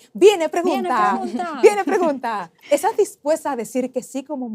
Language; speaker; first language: Spanish; native; Spanish